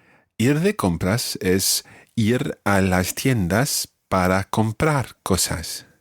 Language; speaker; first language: Spanish; non-native, fluent; English